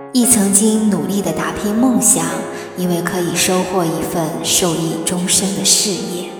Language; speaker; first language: Chinese; native; Chinese